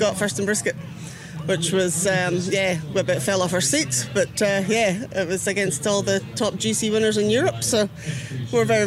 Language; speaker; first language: English; native; English